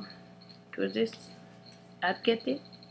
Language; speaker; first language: English; non-native, learner; Spanish